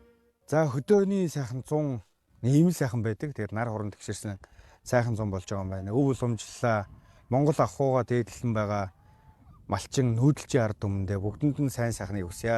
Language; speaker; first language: Mongolian; native; Mongolian